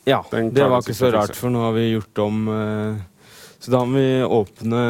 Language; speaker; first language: Norwegian; native; Norwegian